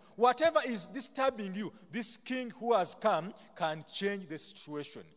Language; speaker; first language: English; non-native, local second language; Ganda